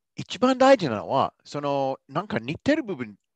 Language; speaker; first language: Japanese; non-native, fluent; English